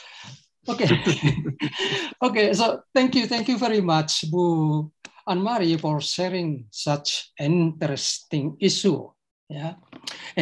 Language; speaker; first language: English; non-native, fluent; Indonesian